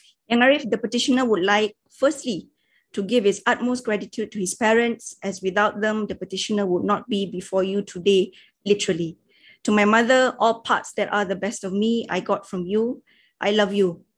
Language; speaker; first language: English; non-native, local second language; Malay